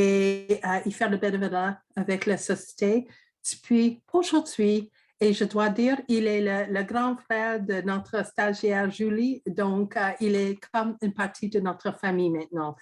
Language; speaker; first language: French; non-native, fluent; English